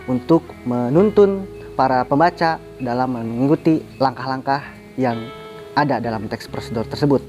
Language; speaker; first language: Indonesian; native; Indonesian